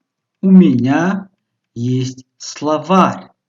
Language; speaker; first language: Russian; non-native, local second language; Tajik